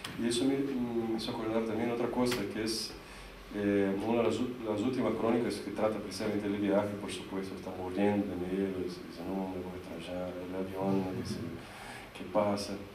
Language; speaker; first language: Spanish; non-native, fluent; Portuguese